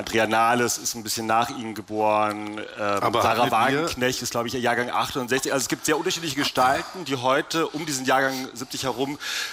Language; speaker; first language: German; native; German